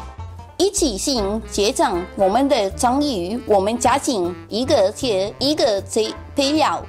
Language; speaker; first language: Chinese; non-native, learner; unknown